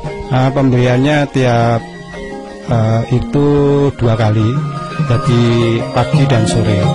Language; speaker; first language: Indonesian; non-native, local second language; Javanese